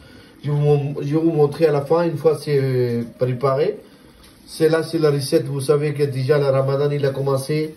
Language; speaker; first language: French; non-native, learner; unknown